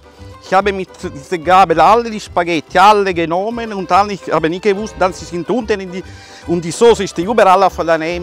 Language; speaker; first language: German; non-native, fluent; Italian